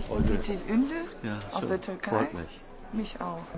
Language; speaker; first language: German; non-native, fluent; Turkish